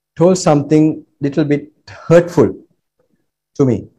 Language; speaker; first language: English; non-native, local second language; Sinhala